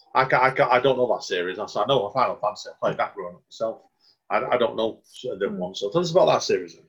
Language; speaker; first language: English; native; English